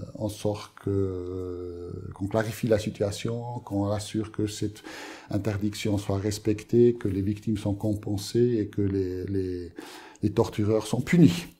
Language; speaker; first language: French; native; French